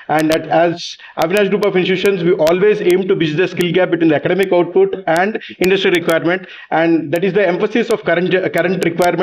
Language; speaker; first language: English; non-native, local second language; Telugu